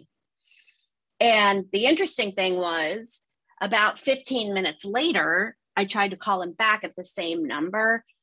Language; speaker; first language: English; native; English